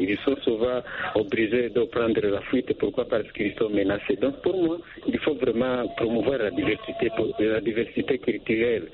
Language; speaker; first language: French; non-native, local second language; Rundi